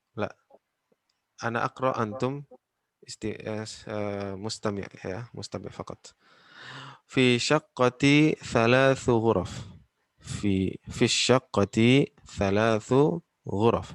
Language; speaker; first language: Arabic; non-native, fluent; Indonesian